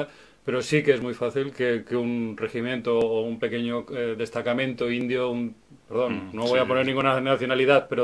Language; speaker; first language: Spanish; native; Spanish